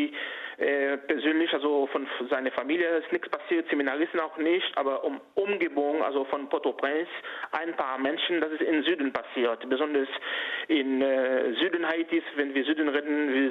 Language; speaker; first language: German; non-native, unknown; Haitian Creole